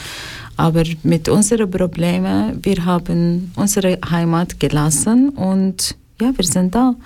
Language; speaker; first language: German; non-native, learner; Arabic